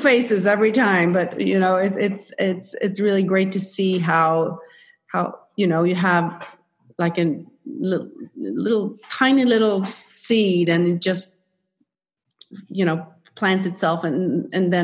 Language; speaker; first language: English; non-native, fluent; Swedish